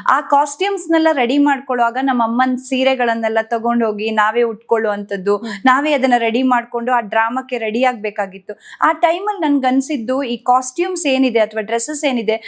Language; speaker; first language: Kannada; native; Kannada